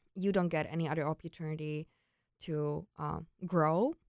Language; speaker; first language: English; non-native, fluent; Czech